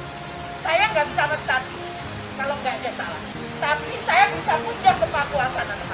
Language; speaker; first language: Indonesian; non-native, local second language; Javanese